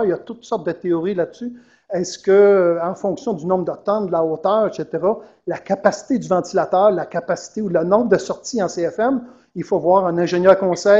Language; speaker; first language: French; native; French